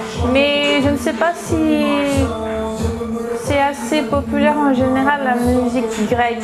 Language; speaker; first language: French; early bilingual, heritage; French